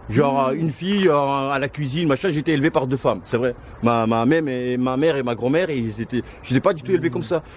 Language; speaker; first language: French; non-native, fluent; Georgian